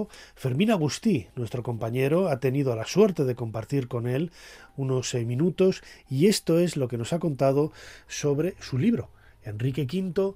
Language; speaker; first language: Spanish; native; Spanish